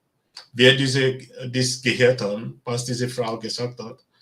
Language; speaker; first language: German; non-native, learner; Bini